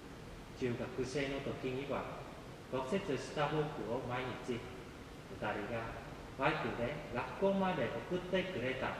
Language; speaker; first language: Japanese; non-native, fluent; Vietnamese